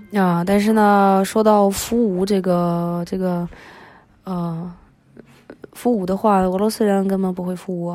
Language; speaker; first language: Chinese; early bilingual, other home language; Russian